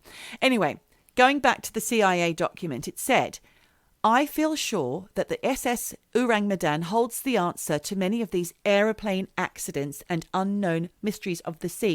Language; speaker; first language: English; native; English